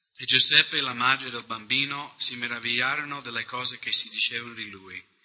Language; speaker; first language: Italian; non-native, fluent; English